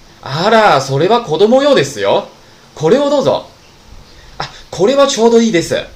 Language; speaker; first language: Japanese; non-native, fluent; Chinese